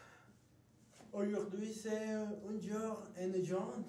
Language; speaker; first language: French; non-native, learner; Spanish